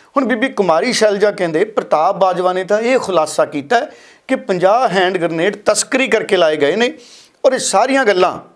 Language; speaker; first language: Hindi; non-native, local second language; Punjabi